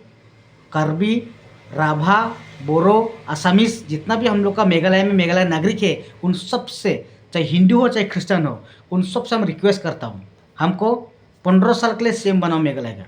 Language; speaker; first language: Hindi; non-native, local second language; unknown